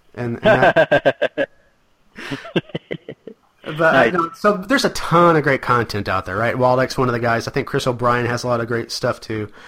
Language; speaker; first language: English; native; English